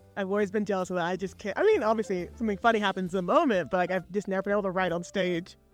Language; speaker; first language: English; native; English